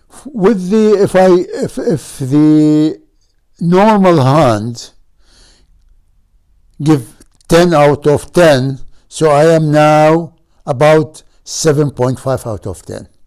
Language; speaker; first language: English; non-native, fluent; Arabic